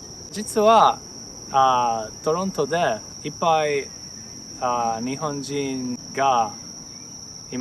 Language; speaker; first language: Japanese; non-native, learner; Italian